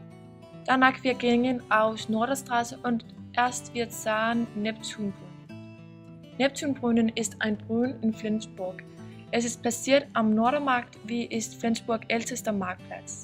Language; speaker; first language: German; non-native, learner; Danish